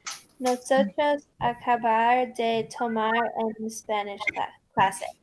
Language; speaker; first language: Spanish; non-native, learner; English